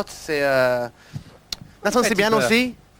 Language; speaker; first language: French; non-native, learner; English